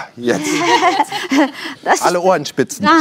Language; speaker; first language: German; native; German